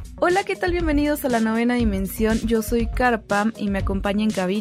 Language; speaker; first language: Spanish; native; Spanish